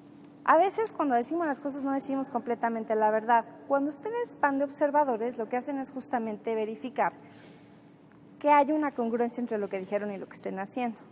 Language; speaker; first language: Spanish; native; Spanish